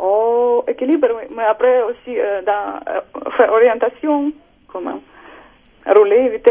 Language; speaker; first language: French; non-native, learner; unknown